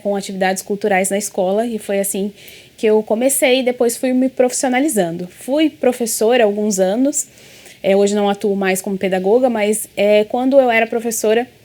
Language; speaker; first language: Portuguese; native; Portuguese